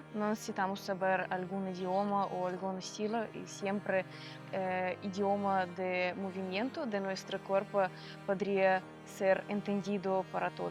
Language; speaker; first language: Spanish; non-native, fluent; Russian